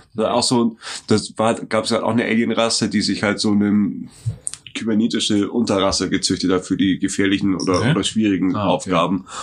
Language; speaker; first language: German; native; German